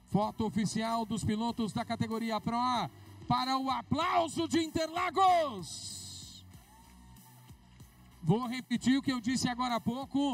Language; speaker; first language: Portuguese; native; Portuguese